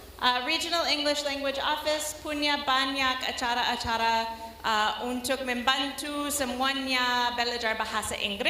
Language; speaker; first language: Indonesian; non-native, learner; English